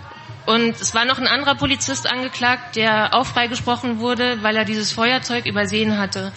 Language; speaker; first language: German; native; German